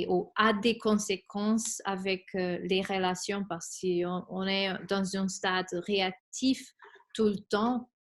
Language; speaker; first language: French; non-native, fluent; Spanish